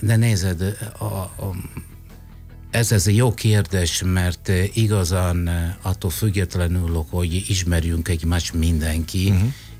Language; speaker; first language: Hungarian; non-native, fluent; Italian